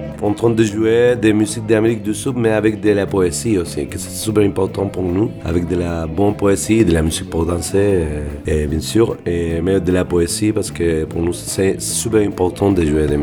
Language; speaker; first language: French; non-native, fluent; Spanish